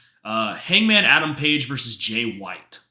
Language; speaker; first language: English; native; English